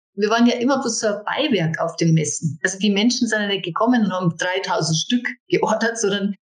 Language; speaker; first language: German; native; German